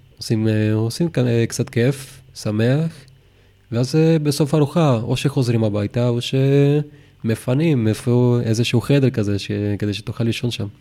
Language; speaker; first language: Hebrew; non-native, fluent; Spanish